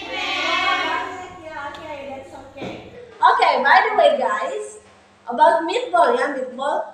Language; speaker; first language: English; non-native, learner; Indonesian